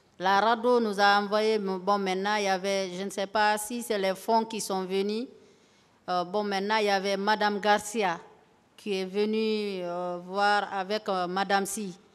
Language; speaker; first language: French; non-native, local second language; Fula